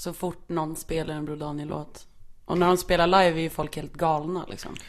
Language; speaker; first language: Swedish; native; Swedish